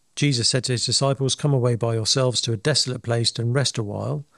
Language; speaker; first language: English; native; English